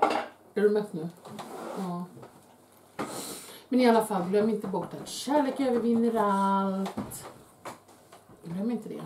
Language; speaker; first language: Swedish; native; Swedish